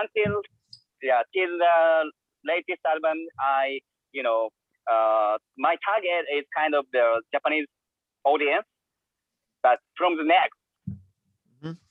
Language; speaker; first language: English; non-native, learner; Japanese